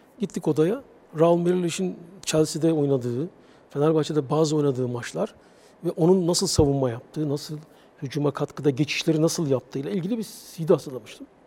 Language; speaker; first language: Turkish; native; Turkish